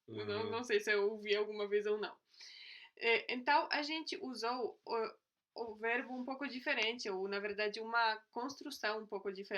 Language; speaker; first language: Portuguese; non-native, fluent; Polish